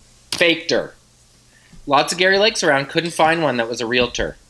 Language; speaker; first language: English; native; English